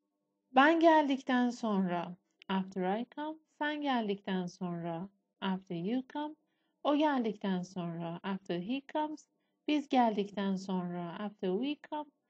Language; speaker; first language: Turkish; non-native, fluent; Persian